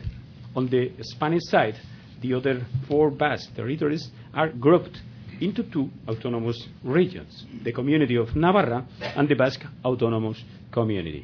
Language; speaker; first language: English; non-native, fluent; Spanish